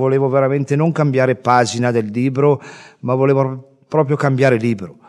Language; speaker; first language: Italian; native; Italian